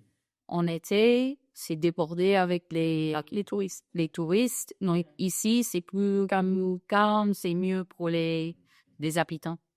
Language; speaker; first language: French; non-native, fluent; English